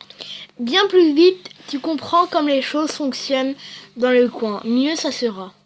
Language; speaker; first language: French; native; French